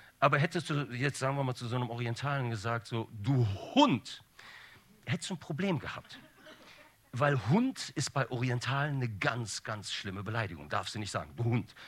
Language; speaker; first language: German; early bilingual, other home language; Turkish